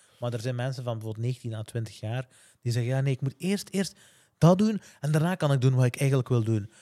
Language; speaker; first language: Dutch; native; Dutch